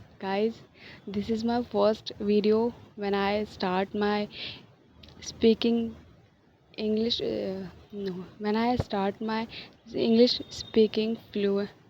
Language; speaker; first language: English; non-native, learner; Hindi